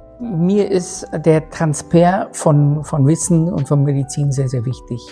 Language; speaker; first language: German; early bilingual, other home language; Persian